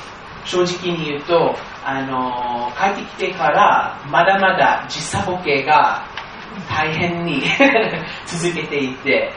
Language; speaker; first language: Japanese; non-native, fluent; English